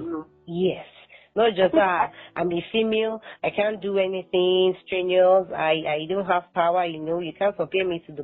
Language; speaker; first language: English; non-native, local second language; Yoruba